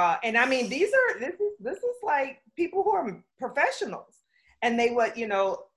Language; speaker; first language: English; native; English